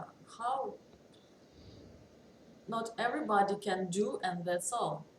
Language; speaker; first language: English; non-native, learner; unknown